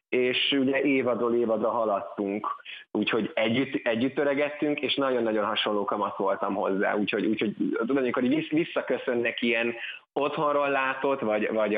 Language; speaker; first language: Hungarian; native; Hungarian